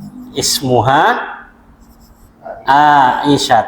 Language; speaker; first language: Arabic; non-native, fluent; Indonesian